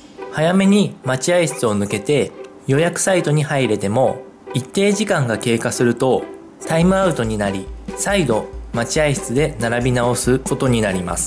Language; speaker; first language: Japanese; native; Japanese